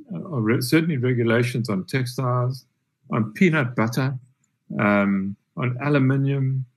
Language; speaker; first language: English; native; English